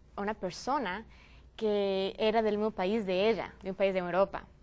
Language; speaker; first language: Spanish; native; Spanish